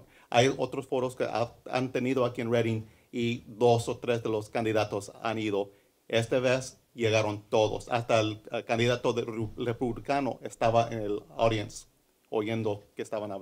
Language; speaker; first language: Spanish; early bilingual, heritage; English